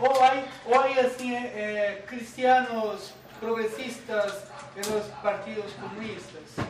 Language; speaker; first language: Spanish; non-native, learner; Portuguese